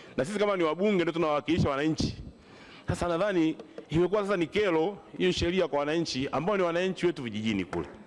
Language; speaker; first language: Swahili; native; Swahili